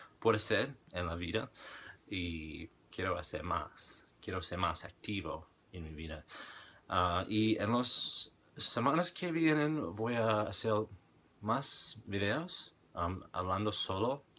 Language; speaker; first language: Spanish; non-native, fluent; English